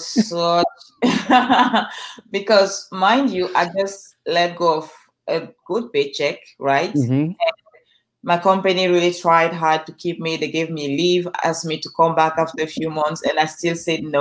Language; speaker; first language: English; non-native, local second language; French